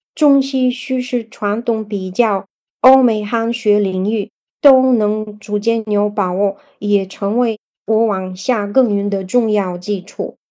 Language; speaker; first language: Chinese; non-native, fluent; Bulgarian